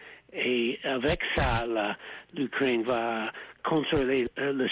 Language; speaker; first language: French; non-native, fluent; English